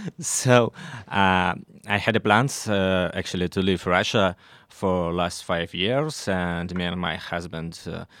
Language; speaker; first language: English; non-native, learner; Russian